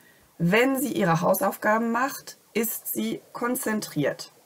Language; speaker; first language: German; non-native, fluent; French